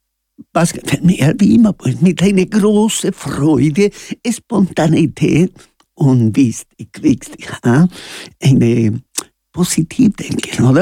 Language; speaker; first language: German; non-native, learner; Spanish